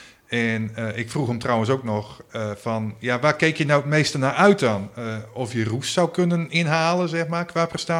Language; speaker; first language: Dutch; native; Dutch